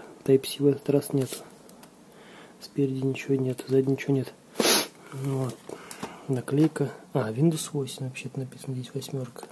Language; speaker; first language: Russian; native; Russian